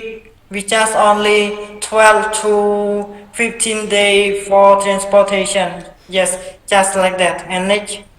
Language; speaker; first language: English; non-native, learner; Khmer